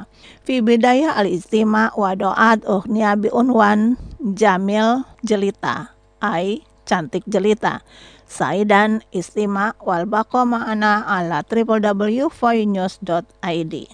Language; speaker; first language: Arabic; non-native, fluent; Indonesian